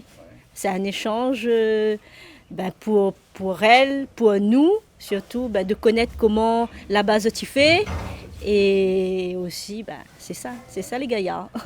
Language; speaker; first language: French; non-native, local second language; Réunion Creole French